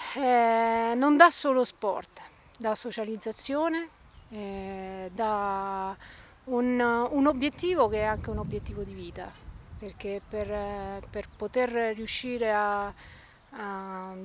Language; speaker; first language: Italian; native; Italian